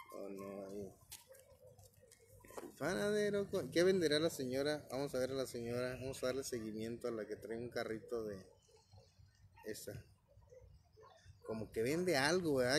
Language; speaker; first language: Spanish; native; Spanish